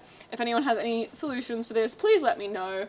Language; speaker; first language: English; native; English